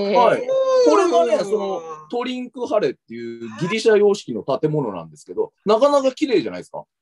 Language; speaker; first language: Japanese; native; Japanese